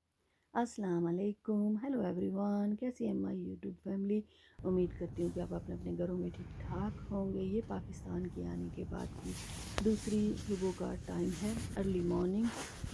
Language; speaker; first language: Urdu; native; Urdu